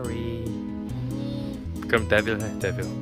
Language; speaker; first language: Korean; native; Korean